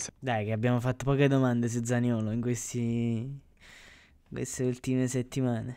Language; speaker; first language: Italian; native; Italian